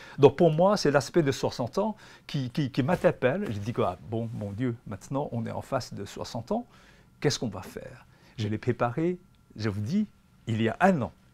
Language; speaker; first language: French; non-native, fluent; Chinese